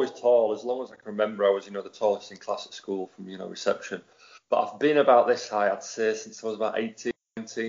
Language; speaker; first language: English; native; English